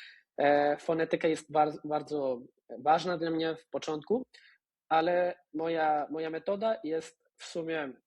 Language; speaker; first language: Polish; non-native, fluent; Spanish